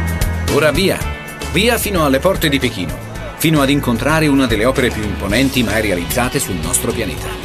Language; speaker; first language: Italian; native; Italian